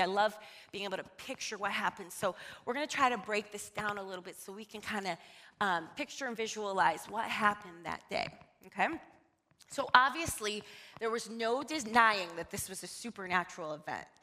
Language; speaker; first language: English; native; English